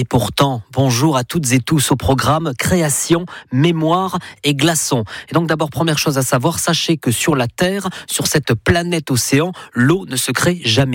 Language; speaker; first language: French; native; French